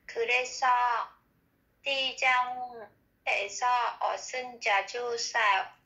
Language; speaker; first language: Korean; non-native, learner; Vietnamese